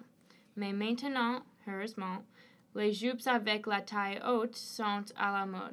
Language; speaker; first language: French; non-native, learner; English